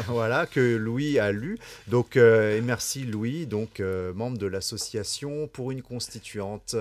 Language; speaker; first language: French; native; French